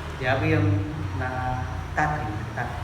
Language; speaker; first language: Polish; non-native, learner; Khmer